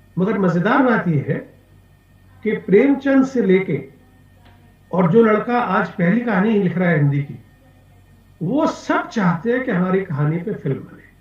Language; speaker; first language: Hindi; non-native, local second language; Punjabi